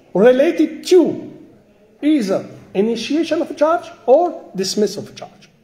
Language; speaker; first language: English; non-native, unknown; Arabic